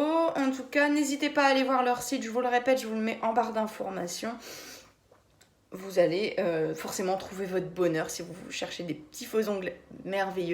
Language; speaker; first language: French; native; French